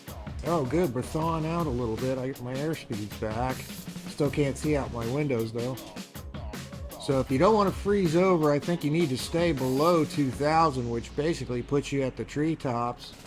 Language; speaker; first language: English; native; English